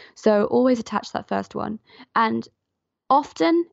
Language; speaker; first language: English; non-native, fluent; French